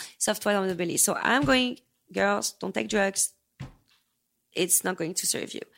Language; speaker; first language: English; non-native, fluent; French